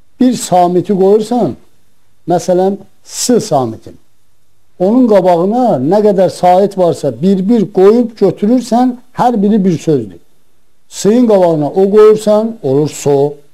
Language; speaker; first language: Azerbaijani; non-native, local second language; Talysh